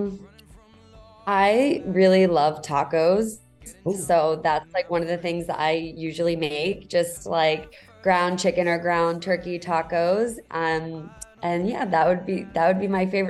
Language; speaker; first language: English; native; English